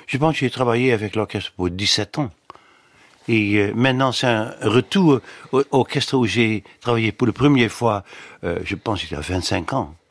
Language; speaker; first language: French; non-native, fluent; Dutch